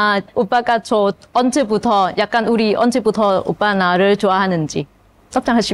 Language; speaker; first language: Korean; non-native, learner; Vietnamese